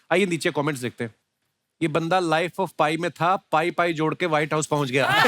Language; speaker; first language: Hindi; non-native, local second language; Punjabi